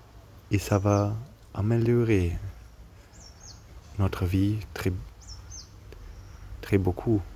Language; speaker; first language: French; non-native, learner; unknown